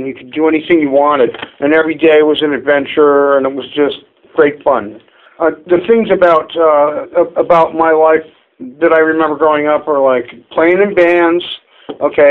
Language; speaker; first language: English; native; English